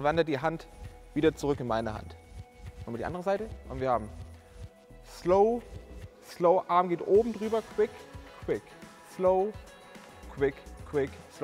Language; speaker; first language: German; native; German